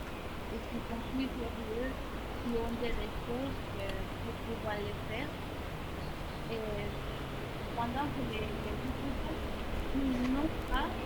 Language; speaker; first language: French; non-native, learner; Spanish